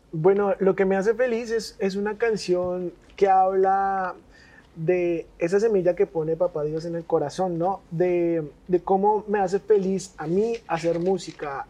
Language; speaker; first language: Spanish; native; Spanish